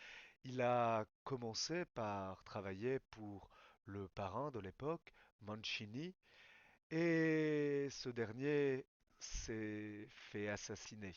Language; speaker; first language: French; native; French